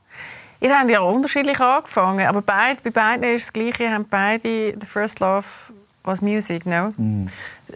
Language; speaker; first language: German; native; German